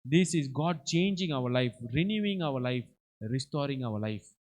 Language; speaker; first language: English; non-native, local second language; Tamil